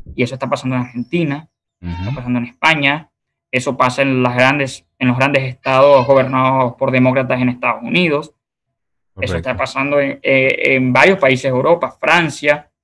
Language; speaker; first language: Spanish; native; Spanish